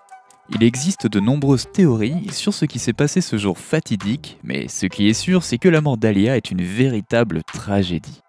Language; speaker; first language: French; native; French